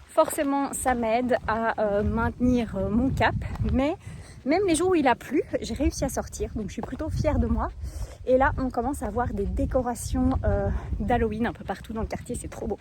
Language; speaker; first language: French; native; French